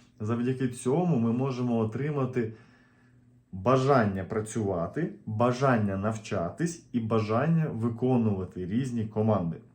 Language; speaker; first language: Ukrainian; native; Ukrainian